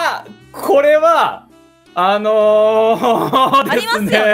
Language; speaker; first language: Japanese; native; Japanese